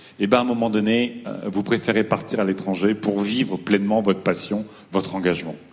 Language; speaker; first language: French; native; French